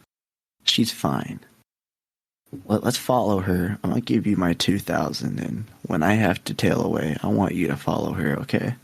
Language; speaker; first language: English; native; English